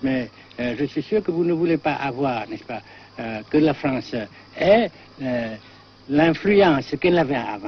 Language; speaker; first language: French; non-native, local second language; Vietnamese